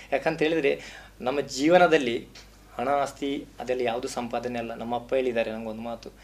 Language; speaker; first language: Kannada; non-native, local second language; Tulu